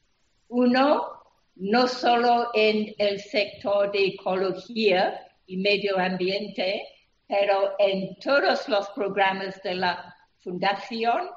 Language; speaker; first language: Spanish; non-native, fluent; English